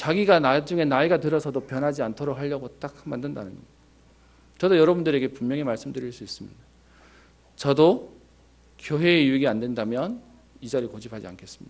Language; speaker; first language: Korean; native; Korean